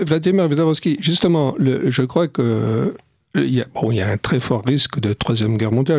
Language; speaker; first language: French; native; French